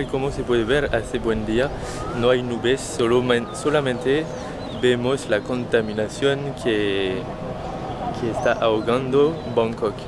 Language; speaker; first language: Spanish; non-native, fluent; French